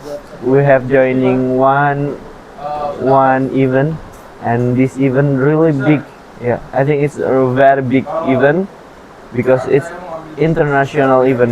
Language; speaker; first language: English; non-native, learner; Indonesian